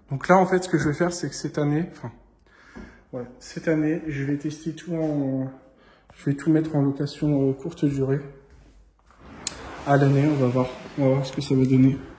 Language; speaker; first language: French; native; French